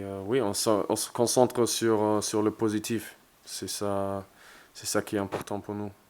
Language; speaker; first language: French; non-native, fluent; German